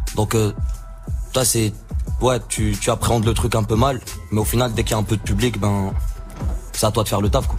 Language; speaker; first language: French; non-native, local second language; Arabic